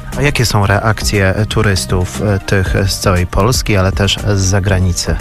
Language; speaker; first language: Polish; native; Polish